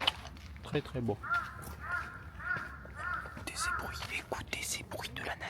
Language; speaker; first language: French; native; French